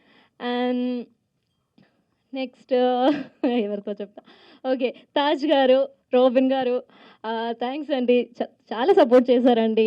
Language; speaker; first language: Telugu; non-native, local second language; Malayalam